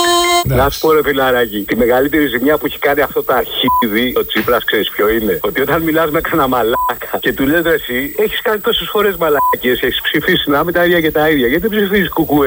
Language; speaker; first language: Greek; native; Greek